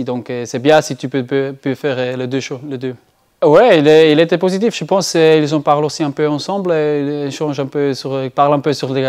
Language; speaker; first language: French; non-native, learner; German